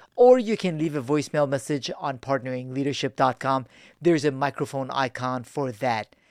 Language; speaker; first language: English; early bilingual, other home language; Persian